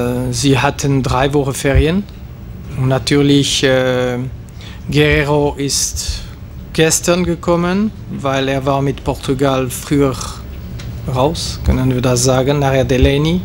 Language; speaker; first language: German; non-native, local second language; French